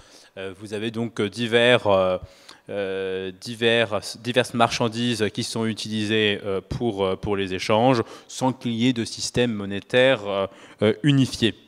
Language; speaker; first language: French; native; French